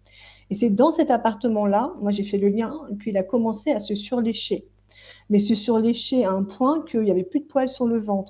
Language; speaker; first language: French; native; French